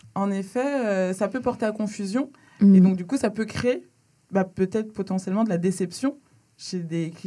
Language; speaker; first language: French; early bilingual, other home language; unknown